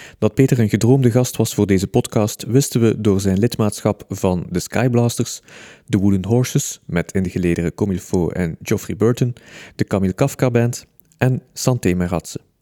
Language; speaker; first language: Dutch; native; Dutch